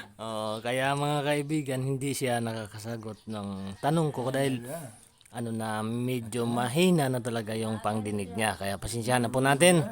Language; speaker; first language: Filipino; non-native, local second language; Cebuano